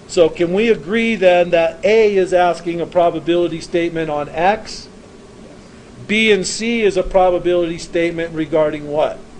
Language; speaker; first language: English; native; English